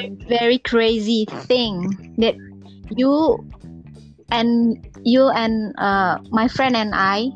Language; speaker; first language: English; non-native, learner; Indonesian